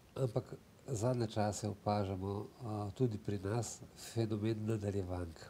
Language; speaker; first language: Slovenian; native; Slovenian